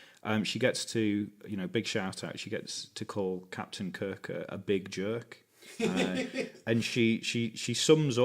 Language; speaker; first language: English; native; English